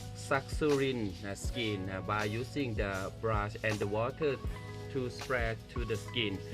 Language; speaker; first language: English; non-native, learner; Thai